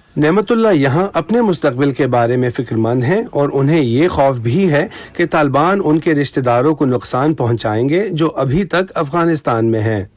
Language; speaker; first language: Urdu; native; Urdu